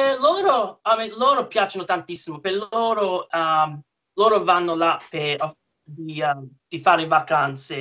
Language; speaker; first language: Italian; early bilingual, heritage; English